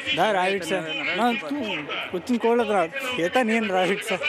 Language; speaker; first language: Russian; non-native, learner; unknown